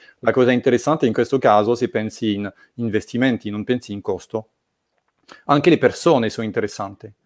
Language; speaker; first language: Italian; non-native, fluent; French